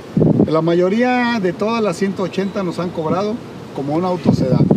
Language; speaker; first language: Spanish; native; Spanish